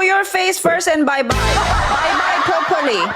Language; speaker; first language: English; non-native, learner; Thai